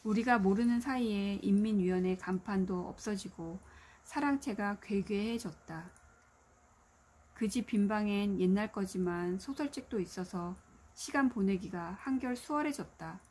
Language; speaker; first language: Korean; native; Korean